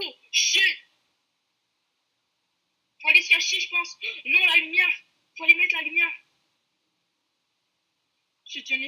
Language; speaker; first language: French; native; French